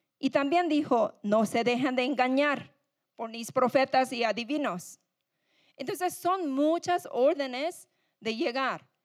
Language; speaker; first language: Spanish; non-native, fluent; English